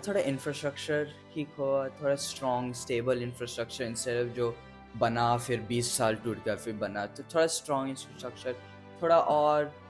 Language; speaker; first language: Hindi; early bilingual, heritage; English